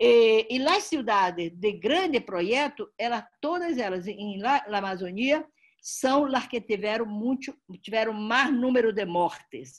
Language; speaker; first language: Spanish; non-native, learner; Portuguese